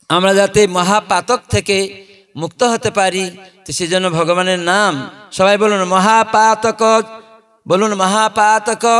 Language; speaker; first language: Bangla; non-native, fluent; Odia